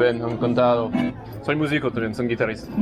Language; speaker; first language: Spanish; non-native, learner; French